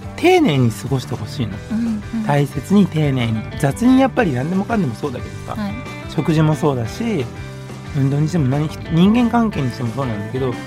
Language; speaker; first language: Japanese; native; Japanese